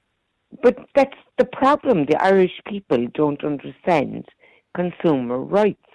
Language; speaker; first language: English; native; English